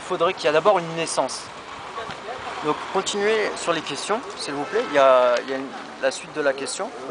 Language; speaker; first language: French; native; French